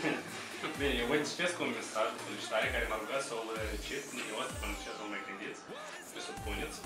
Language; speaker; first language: Romanian; native; Romanian